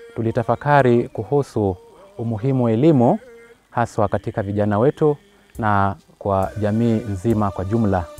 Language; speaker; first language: Swahili; non-native, local second language; Luyia